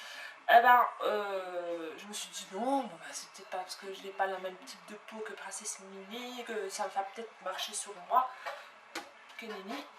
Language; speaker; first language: French; native; French